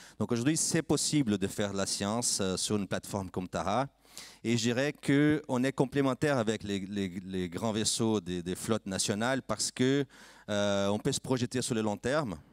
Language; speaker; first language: French; non-native, fluent; Portuguese